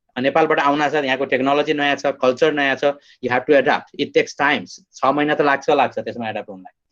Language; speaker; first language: Nepali; native; Nepali